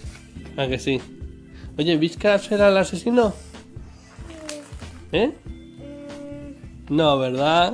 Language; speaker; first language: Spanish; native; Spanish